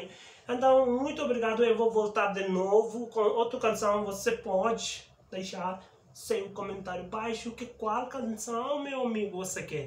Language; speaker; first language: Portuguese; non-native, learner; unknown